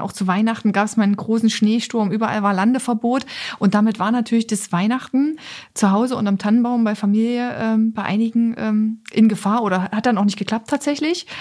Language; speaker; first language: German; native; German